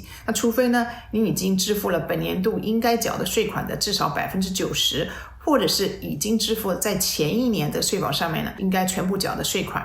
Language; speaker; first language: Chinese; native; Chinese